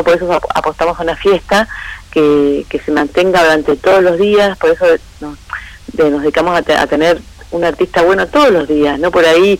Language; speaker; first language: Spanish; native; Spanish